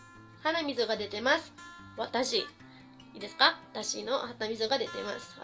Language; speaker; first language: Japanese; non-native, fluent; Filipino